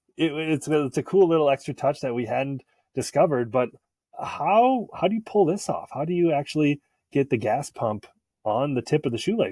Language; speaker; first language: English; native; English